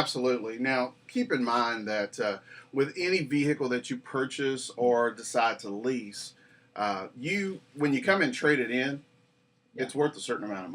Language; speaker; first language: English; native; English